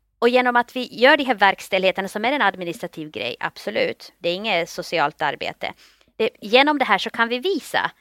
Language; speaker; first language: Swedish; native; Swedish